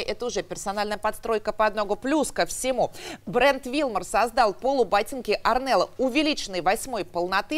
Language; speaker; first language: Russian; native; Russian